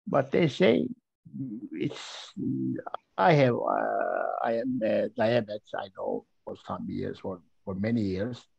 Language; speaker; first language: English; non-native, learner; Turkish